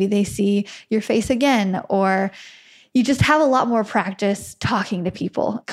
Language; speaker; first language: English; native; English